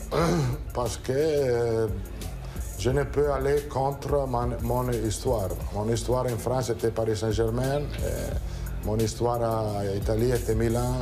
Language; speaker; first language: French; non-native, learner; Italian